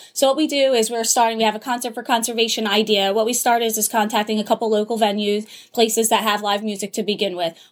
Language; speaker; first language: English; native; English